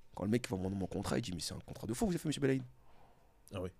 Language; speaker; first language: French; native; French